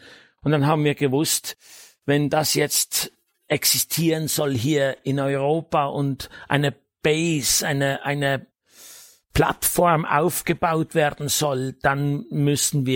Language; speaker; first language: German; native; German